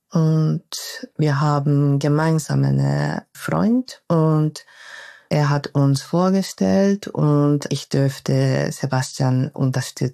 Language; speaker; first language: German; non-native, fluent; Japanese